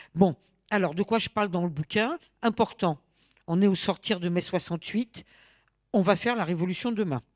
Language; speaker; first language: French; native; French